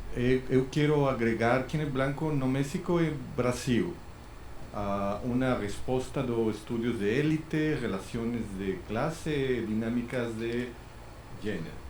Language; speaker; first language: Portuguese; non-native, learner; Spanish